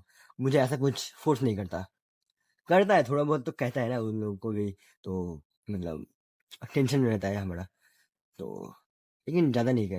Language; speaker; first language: Hindi; non-native, local second language; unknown